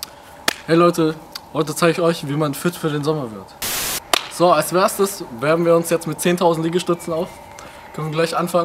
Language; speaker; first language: German; native; German